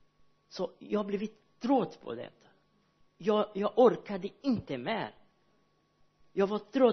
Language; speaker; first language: Swedish; non-native, learner; Portuguese